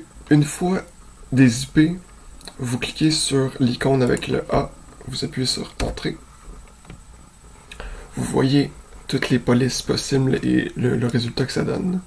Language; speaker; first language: French; native; French